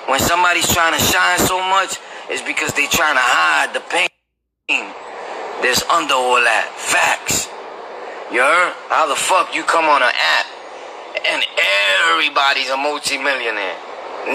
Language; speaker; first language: English; early bilingual, other home language; Spanish